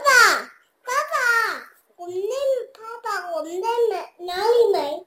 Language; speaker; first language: Chinese; early bilingual, heritage; Cantonese